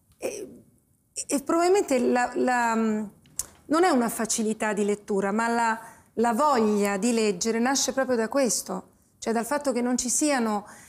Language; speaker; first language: Italian; native; Italian